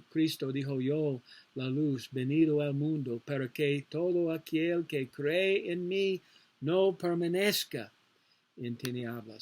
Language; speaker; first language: Spanish; non-native, learner; English